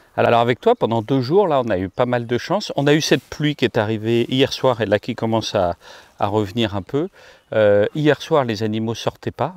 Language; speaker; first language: French; native; French